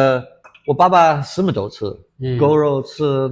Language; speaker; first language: Chinese; non-native, fluent; English